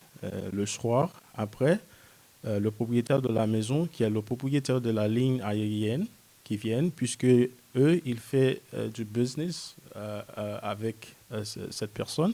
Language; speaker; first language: French; non-native, local second language; Haitian Creole